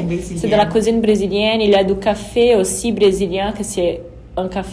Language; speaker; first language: French; non-native, fluent; Portuguese